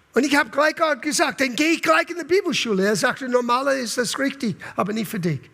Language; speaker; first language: German; non-native, fluent; English